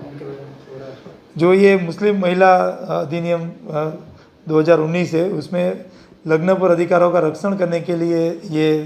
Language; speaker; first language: Hindi; non-native, local second language; Gujarati